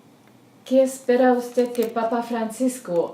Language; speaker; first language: Spanish; non-native, learner; German